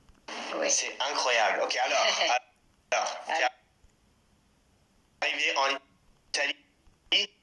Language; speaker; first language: French; non-native, fluent; English